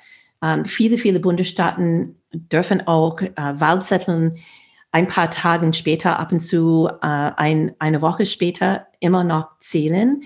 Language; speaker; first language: German; non-native, fluent; English